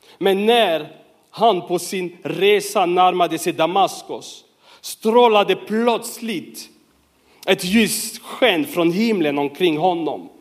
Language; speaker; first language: Swedish; non-native, fluent; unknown